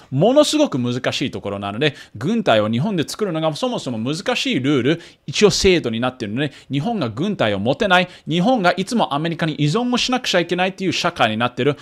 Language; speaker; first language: Japanese; early bilingual, heritage; Japanese